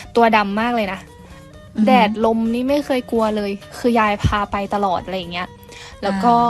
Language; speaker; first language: Thai; native; Thai